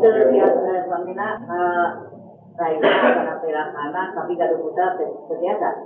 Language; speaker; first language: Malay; non-native, local second language; Sundanese